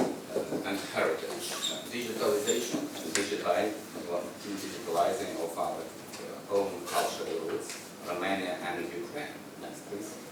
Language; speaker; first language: English; non-native, learner; Ukrainian